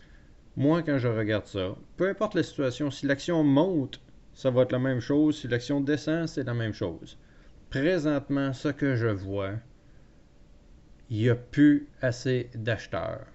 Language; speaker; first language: French; native; French